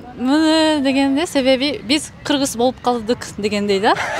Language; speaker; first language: Kyrgyz; non-native, fluent; Japanese